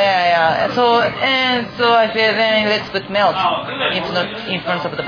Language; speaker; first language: English; non-native, fluent; Japanese